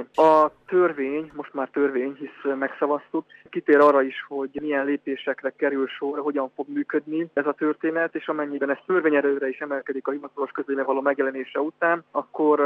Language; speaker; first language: Hungarian; native; Hungarian